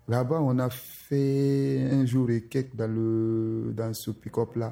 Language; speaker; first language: French; non-native, local second language; Susu